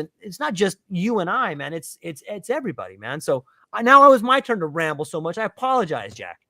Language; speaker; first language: English; native; English